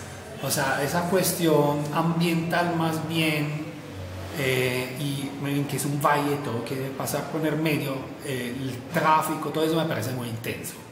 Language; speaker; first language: Spanish; non-native, fluent; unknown